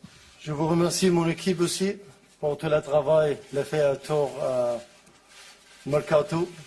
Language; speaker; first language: French; non-native, learner; Arabic